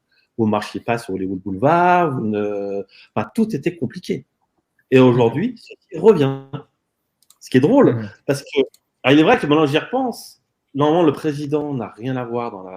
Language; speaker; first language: French; native; French